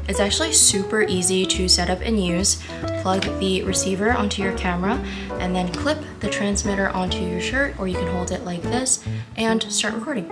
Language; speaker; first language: English; early bilingual, other home language; Chinese